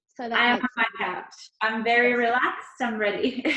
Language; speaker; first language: English; early bilingual, other home language; Ukrainian